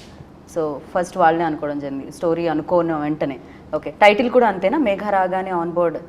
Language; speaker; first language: Telugu; native; Telugu